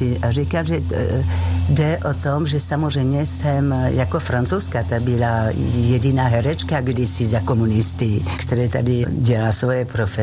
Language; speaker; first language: Czech; non-native, fluent; French